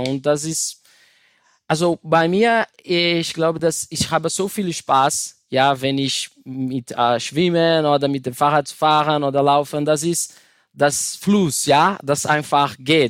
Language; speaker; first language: German; non-native, learner; Portuguese